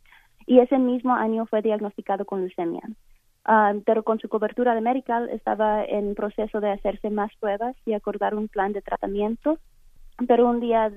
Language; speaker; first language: Spanish; early bilingual, heritage; Spanish